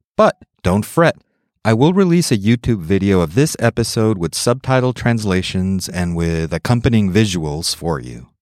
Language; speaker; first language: English; native; English